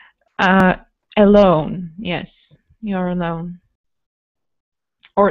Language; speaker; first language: English; non-native, fluent; Russian